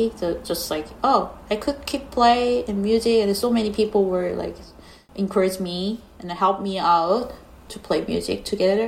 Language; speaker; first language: English; non-native, learner; Korean